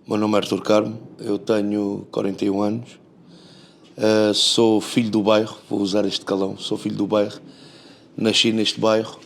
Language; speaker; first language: Portuguese; native; Portuguese